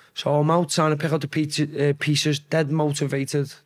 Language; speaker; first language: English; native; English